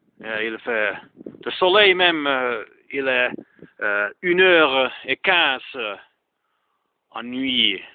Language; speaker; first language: French; non-native, learner; Finnish